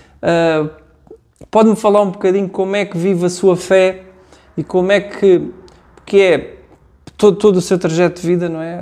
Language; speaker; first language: Portuguese; non-native, learner; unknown